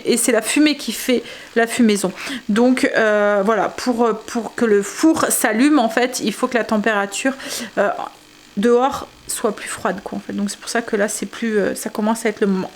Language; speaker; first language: French; native; French